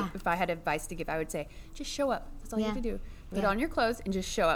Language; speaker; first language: English; native; English